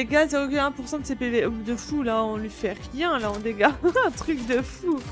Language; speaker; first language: French; native; French